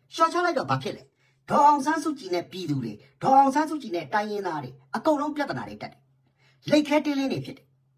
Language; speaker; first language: Burmese; non-native, local second language; S'gaw Karen